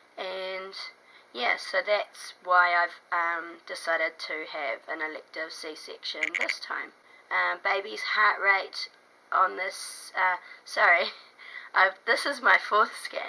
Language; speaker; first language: English; native; English